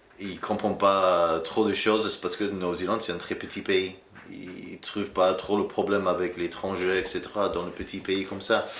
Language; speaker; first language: French; non-native, learner; English